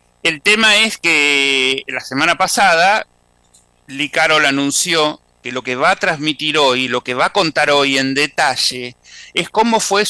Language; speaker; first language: Spanish; native; Spanish